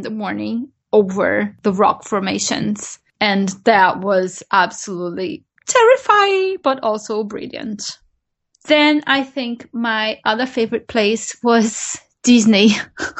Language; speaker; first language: English; non-native, fluent; Portuguese